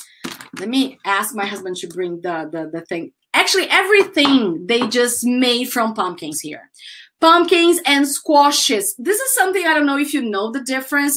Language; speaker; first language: English; non-native, fluent; Portuguese